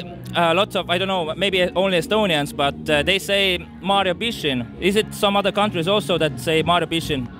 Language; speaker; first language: English; non-native, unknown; Estonian